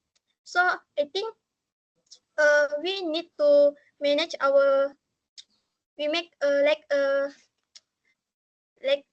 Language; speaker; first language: English; non-native, learner; Malay